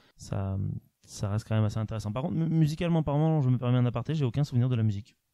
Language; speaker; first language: French; native; French